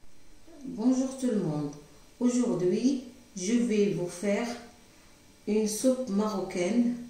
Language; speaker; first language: French; non-native, local second language; Arabic